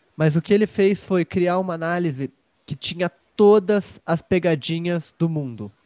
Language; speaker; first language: Portuguese; native; Portuguese